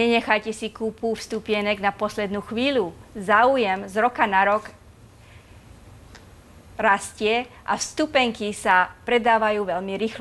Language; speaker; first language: Slovak; native; Slovak